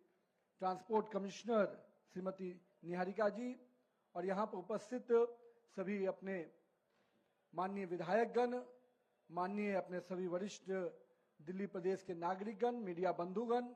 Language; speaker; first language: Hindi; native; Hindi